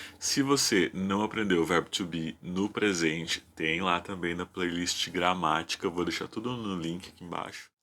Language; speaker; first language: Portuguese; native; Portuguese